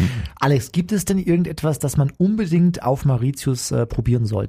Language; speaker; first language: German; native; German